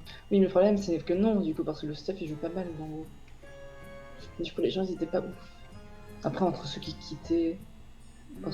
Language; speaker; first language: French; native; French